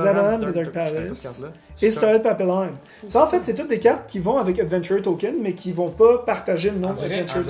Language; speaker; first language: French; native; French